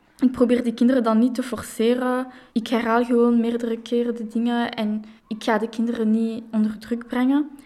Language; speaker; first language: Dutch; non-native, local second language; French